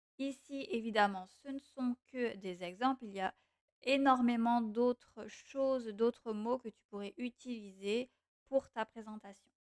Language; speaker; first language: French; non-native, fluent; Portuguese